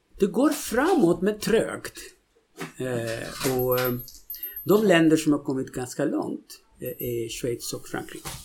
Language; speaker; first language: Swedish; non-native, fluent; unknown